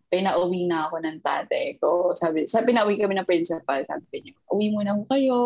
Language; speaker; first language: Filipino; early bilingual, heritage; Filipino